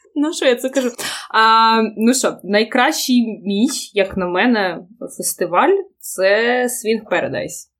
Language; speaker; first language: Ukrainian; non-native, local second language; Russian